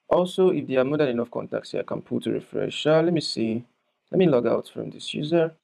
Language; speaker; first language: English; non-native, local second language; Yoruba